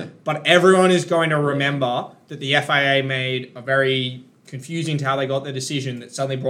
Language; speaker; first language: English; native; English